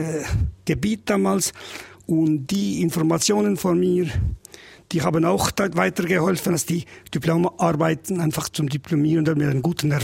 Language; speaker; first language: German; non-native, learner; Albanian